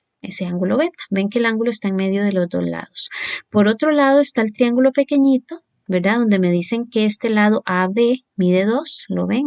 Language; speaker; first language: Spanish; native; Spanish